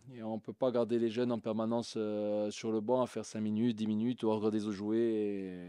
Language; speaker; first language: French; native; French